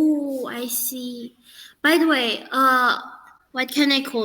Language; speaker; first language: English; non-native, learner; Indonesian